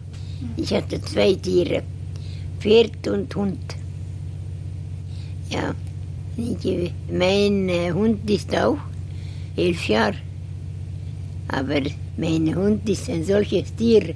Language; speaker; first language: German; non-native, learner; Estonian